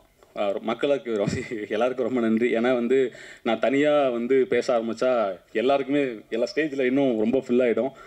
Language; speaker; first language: Tamil; native; Tamil